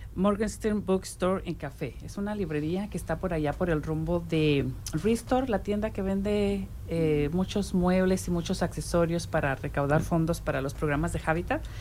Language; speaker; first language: Spanish; native; Spanish